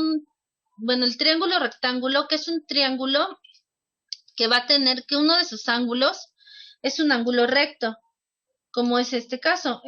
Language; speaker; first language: Spanish; native; Spanish